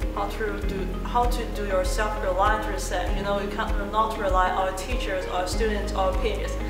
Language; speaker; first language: English; non-native, fluent; Chinese